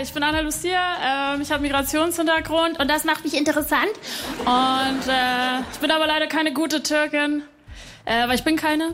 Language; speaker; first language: German; early bilingual, other home language; Spanish